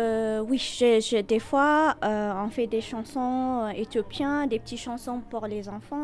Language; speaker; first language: French; non-native, fluent; Amharic